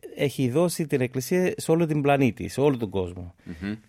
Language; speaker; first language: Greek; non-native, fluent; English